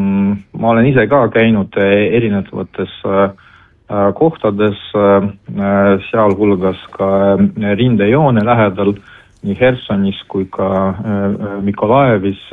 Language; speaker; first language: Estonian; non-native, local second language; Russian